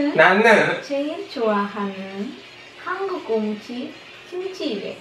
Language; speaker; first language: Korean; non-native, learner; Spanish